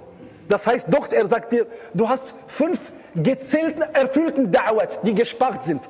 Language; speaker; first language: German; non-native, fluent; Arabic